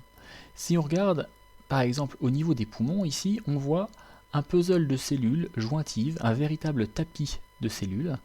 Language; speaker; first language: French; native; French